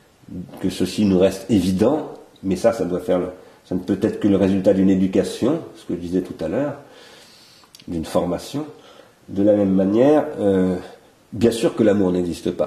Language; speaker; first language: French; native; French